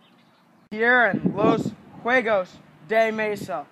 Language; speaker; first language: Spanish; non-native, learner; English